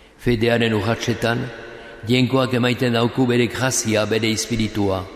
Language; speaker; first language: Basque; native; Basque